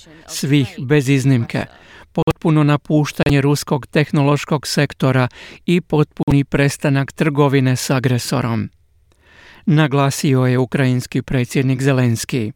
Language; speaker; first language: Croatian; native; Croatian